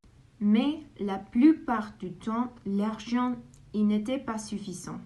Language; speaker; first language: French; non-native, learner; Spanish